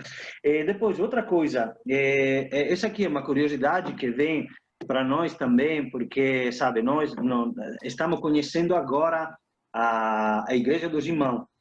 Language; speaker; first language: Portuguese; non-native, fluent; Italian